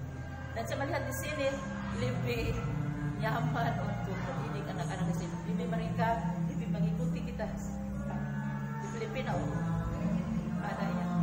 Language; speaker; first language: Indonesian; non-native, learner; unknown